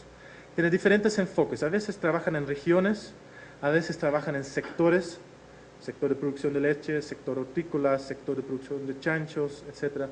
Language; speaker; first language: Spanish; non-native, fluent; Dutch